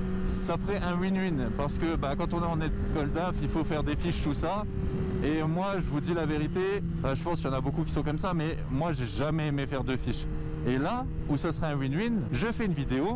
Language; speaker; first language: French; native; French